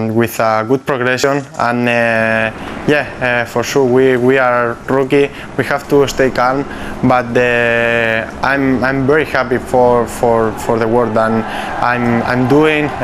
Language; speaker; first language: English; non-native, fluent; Spanish